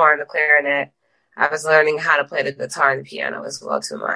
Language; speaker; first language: English; native; English